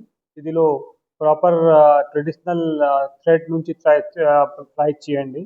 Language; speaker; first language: Telugu; non-native, local second language; Urdu